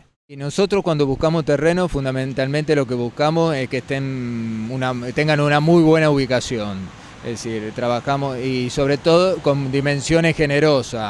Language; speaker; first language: Spanish; native; Spanish